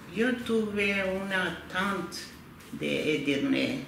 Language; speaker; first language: Spanish; early bilingual, heritage; Turkish